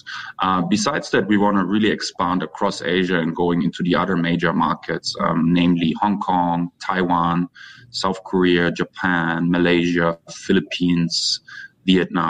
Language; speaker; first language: English; non-native, fluent; German